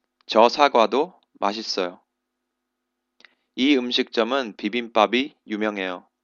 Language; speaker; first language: Korean; non-native, fluent; English